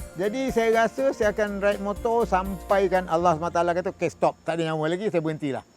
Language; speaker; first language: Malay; native; Malay